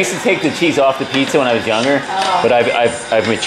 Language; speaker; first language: English; native; English